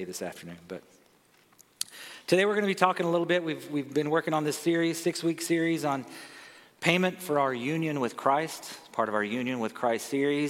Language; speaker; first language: English; native; English